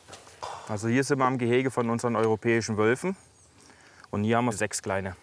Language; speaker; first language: German; native; German